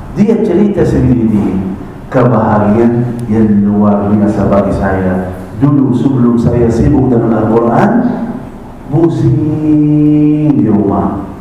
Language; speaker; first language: Malay; non-native, fluent; Arabic